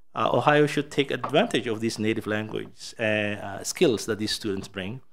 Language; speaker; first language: English; non-native, fluent; Somali